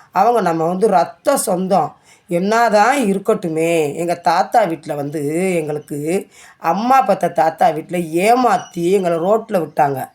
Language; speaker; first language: Tamil; native; Tamil